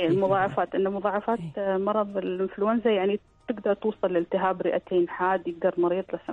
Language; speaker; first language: Arabic; native; Arabic